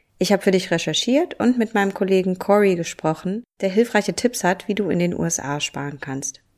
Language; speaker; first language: German; native; German